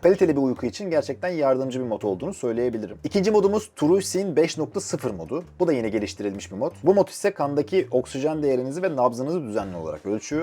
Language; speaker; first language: Turkish; native; Turkish